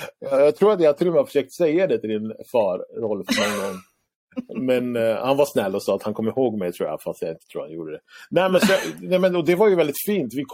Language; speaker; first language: Swedish; early bilingual, other home language; Arabic